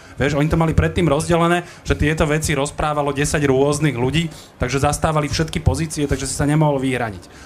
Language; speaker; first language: Slovak; native; Slovak